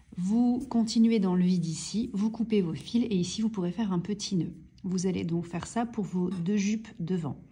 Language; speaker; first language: French; native; French